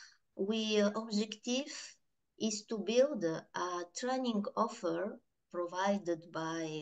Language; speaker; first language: English; non-native, learner; French